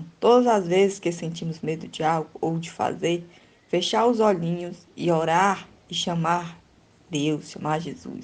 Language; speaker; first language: Portuguese; native; Portuguese